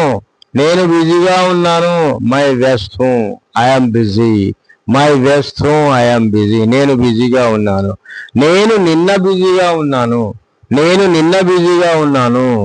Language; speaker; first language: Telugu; non-native, fluent; Hindi